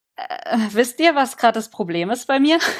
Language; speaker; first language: German; native; German